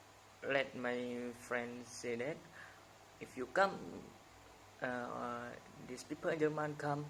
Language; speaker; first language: English; non-native, learner; Indonesian